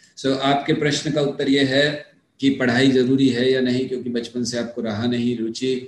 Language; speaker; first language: Hindi; native; Hindi